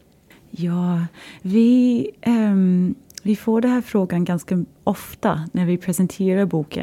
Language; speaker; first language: Swedish; non-native, fluent; English